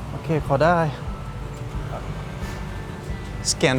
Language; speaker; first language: Thai; non-native, learner; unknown